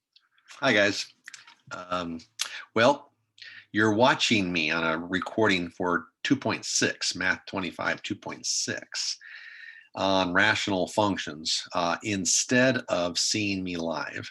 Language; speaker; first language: English; native; English